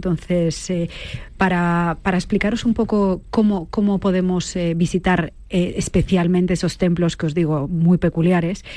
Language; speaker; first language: Spanish; native; Spanish